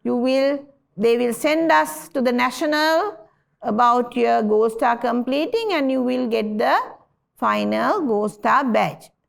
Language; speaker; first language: English; non-native, local second language; Sinhala